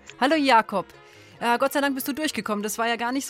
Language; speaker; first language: German; native; German